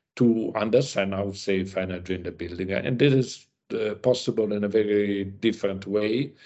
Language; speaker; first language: English; non-native, learner; Italian